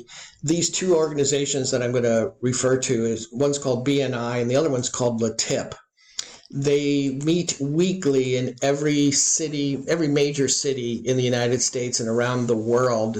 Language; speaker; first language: English; native; English